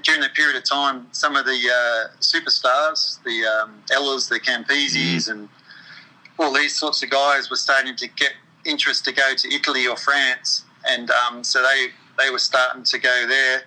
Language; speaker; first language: English; native; English